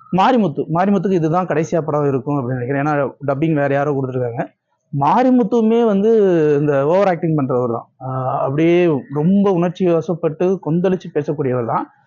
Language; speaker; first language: Tamil; native; Tamil